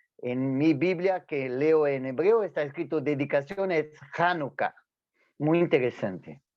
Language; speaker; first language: Spanish; non-native, fluent; Portuguese